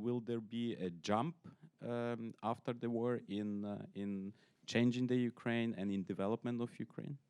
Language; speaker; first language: English; non-native, fluent; Ukrainian